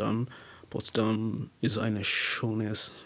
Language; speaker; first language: German; non-native, learner; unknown